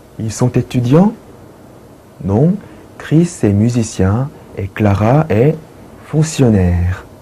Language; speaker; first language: French; non-native, fluent; Korean